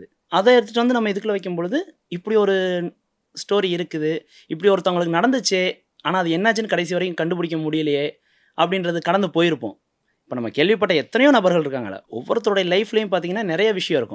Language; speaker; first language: Tamil; native; Tamil